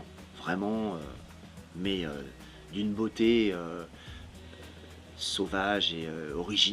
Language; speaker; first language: French; native; French